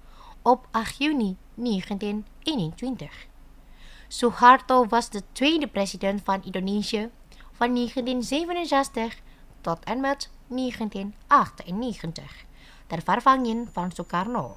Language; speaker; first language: Dutch; non-native, fluent; Indonesian